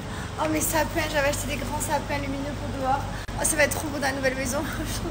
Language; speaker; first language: French; native; French